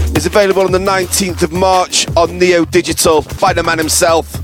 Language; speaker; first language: English; native; English